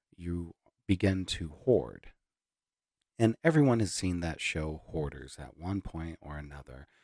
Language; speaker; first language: English; native; English